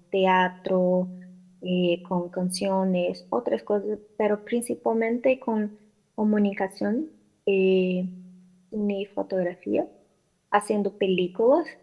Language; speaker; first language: Spanish; non-native, learner; Portuguese